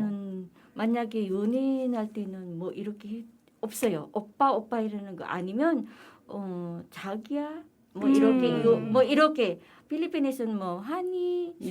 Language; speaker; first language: Korean; non-native, learner; Filipino